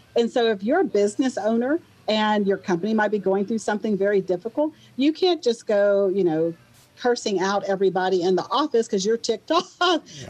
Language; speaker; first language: English; native; English